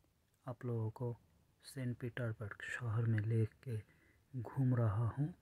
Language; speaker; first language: Hindi; non-native, local second language; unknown